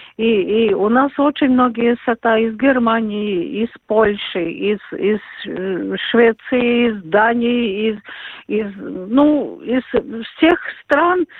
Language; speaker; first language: Russian; non-native, local second language; Latvian